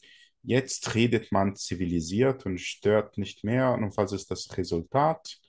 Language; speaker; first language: German; non-native, fluent; Portuguese